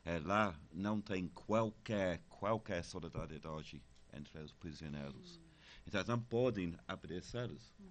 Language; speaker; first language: Portuguese; non-native, fluent; English